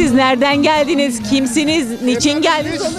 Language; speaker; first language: Turkish; native; Turkish